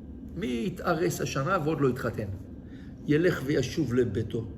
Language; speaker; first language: Hebrew; non-native, fluent; French